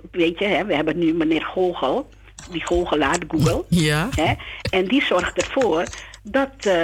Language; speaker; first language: Dutch; non-native, local second language; Sranan Tongo